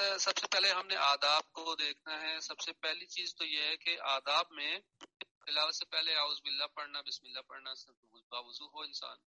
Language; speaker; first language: Urdu; non-native, local second language; Punjabi